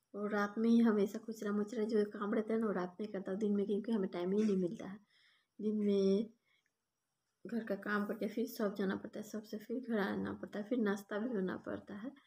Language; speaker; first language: Hindi; non-native, local second language; Bangla